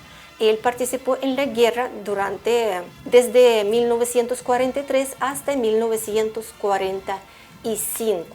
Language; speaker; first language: Spanish; non-native, fluent; Russian